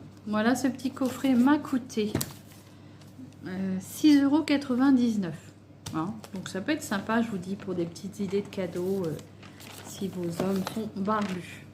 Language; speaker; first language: French; native; French